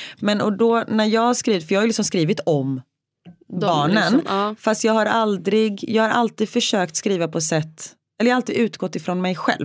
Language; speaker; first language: Swedish; native; Swedish